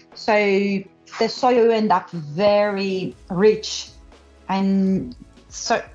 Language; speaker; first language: English; non-native, learner; Portuguese